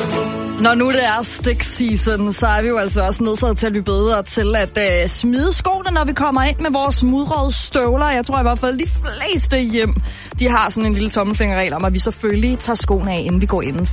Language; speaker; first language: Danish; native; Danish